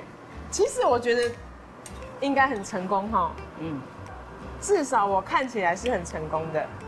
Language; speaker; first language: Chinese; native; Chinese